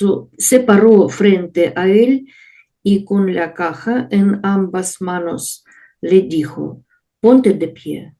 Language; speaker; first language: Spanish; non-native, learner; Russian